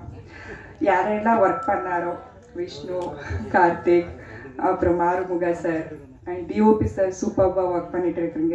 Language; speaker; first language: Tamil; non-native, fluent; Kannada